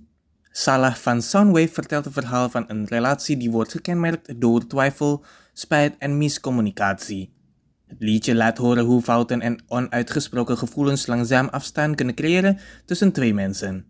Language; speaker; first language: Dutch; non-native, fluent; Indonesian